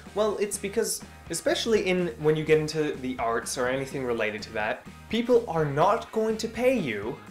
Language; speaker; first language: English; native; English